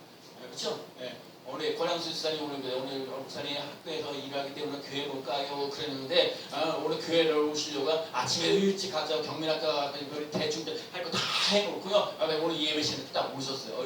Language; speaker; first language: Korean; native; Korean